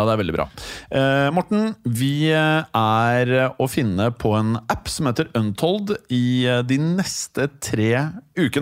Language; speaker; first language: Norwegian; native; Norwegian